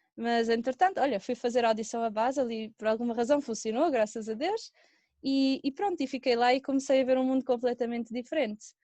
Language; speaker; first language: Portuguese; native; Portuguese